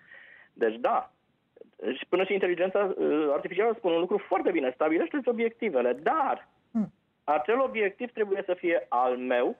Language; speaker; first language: Romanian; native; Romanian